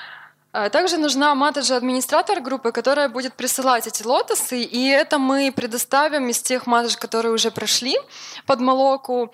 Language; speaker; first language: Russian; native; Russian